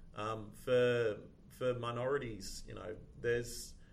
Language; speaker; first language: English; native; English